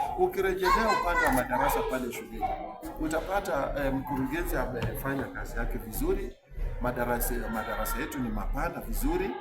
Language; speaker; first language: Swahili; non-native, local second language; Luyia